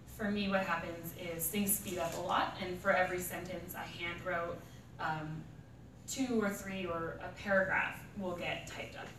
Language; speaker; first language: English; native; English